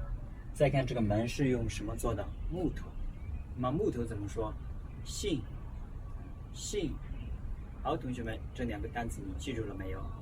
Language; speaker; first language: Chinese; non-native, local second language; Tibetan